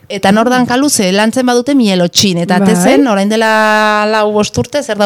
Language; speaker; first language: Basque; native; Basque